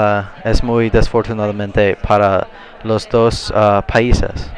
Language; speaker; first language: Spanish; non-native, learner; English